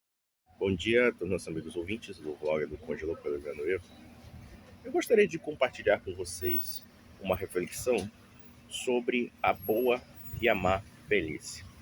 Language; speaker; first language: Portuguese; native; Portuguese